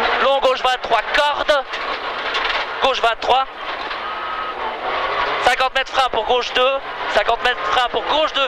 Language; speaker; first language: French; native; French